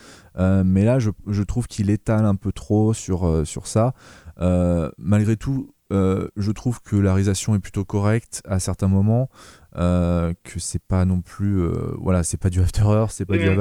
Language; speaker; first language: French; native; French